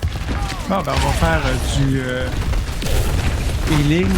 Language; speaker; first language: French; native; French